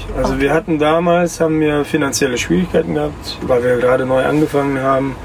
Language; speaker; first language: German; early bilingual, other home language; Russian